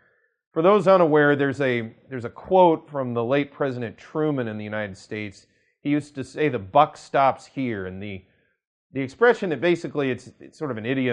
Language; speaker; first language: English; native; English